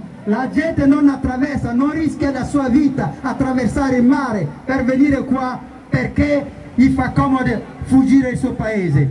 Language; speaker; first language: Italian; non-native, fluent; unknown